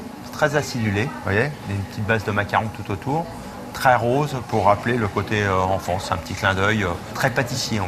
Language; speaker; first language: French; native; French